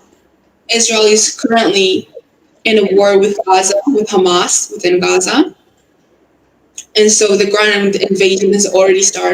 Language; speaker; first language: English; non-native, fluent; Hebrew